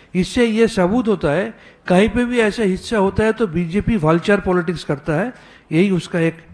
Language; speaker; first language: Hindi; non-native, local second language; Bangla